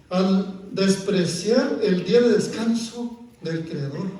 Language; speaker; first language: Spanish; native; Spanish